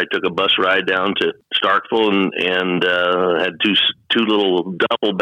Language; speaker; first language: English; native; English